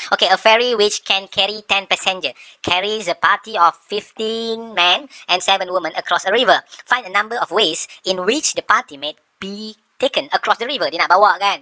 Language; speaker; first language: English; non-native, local second language; Malay